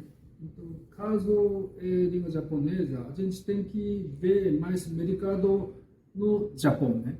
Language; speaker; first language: Portuguese; non-native, learner; Japanese